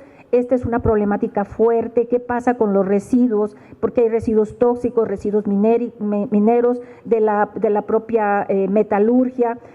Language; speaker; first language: Spanish; native; Spanish